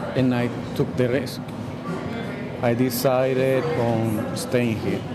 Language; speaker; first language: English; non-native, fluent; Spanish